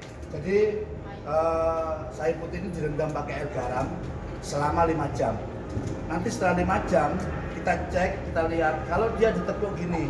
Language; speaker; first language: Indonesian; native; Indonesian